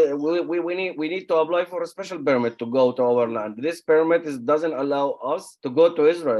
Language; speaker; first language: English; non-native, fluent; Arabic